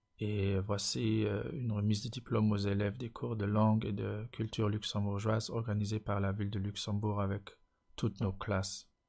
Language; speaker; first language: French; non-native, local second language; Luxembourgish